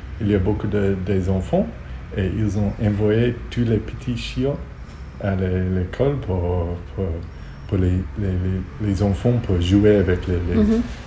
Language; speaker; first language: French; non-native, learner; Hebrew